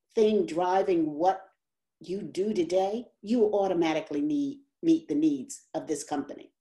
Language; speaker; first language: English; native; English